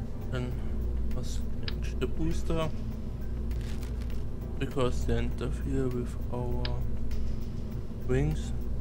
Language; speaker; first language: English; non-native, learner; German